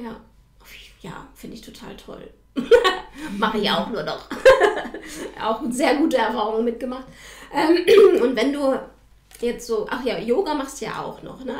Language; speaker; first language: German; native; German